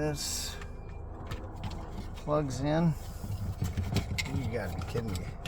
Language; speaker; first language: English; native; English